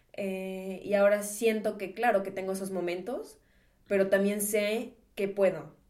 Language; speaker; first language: Spanish; native; Spanish